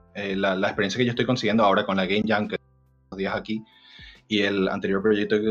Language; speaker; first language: Spanish; native; Spanish